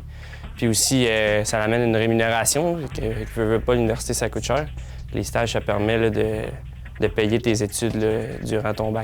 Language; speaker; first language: French; native; French